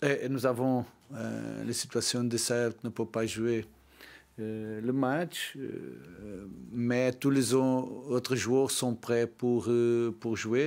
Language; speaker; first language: French; non-native, learner; Portuguese